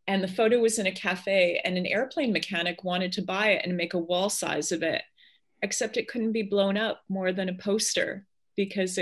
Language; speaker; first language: English; early bilingual, other home language; Polish